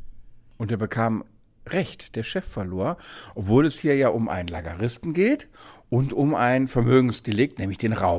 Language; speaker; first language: German; native; German